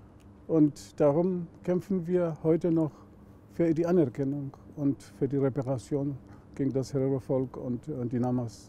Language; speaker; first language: German; non-native, fluent; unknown